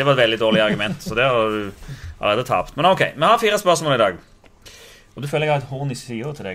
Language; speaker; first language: Norwegian; native; Norwegian